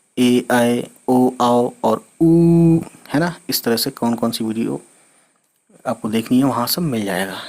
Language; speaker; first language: Urdu; native; Urdu